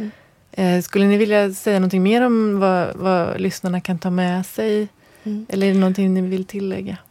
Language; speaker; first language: Swedish; native; Swedish